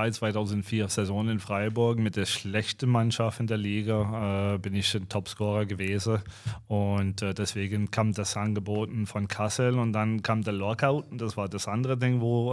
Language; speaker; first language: German; non-native, fluent; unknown